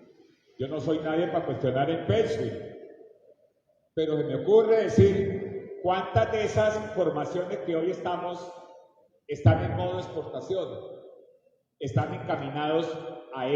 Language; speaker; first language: Spanish; native; Spanish